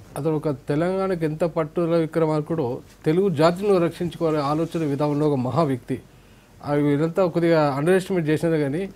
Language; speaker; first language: Telugu; native; Telugu